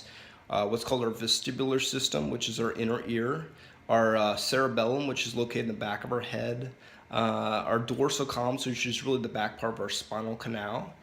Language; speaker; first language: English; native; English